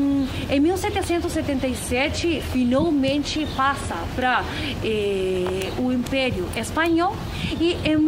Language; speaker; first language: Portuguese; non-native, fluent; Spanish